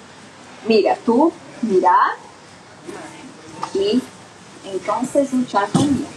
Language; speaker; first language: Spanish; non-native, learner; Portuguese